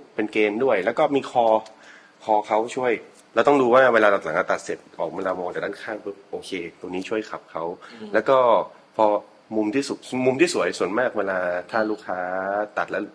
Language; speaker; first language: Thai; native; Thai